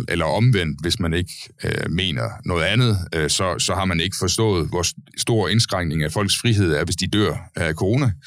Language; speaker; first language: Danish; native; Danish